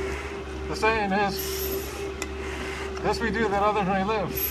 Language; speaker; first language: English; native; English